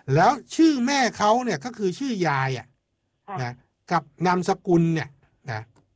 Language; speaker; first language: Thai; native; Thai